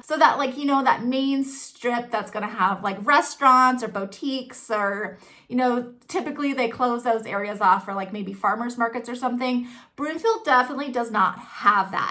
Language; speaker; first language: English; native; English